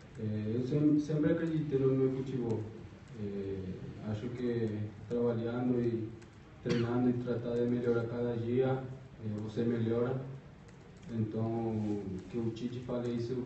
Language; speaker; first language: Portuguese; non-native, fluent; Spanish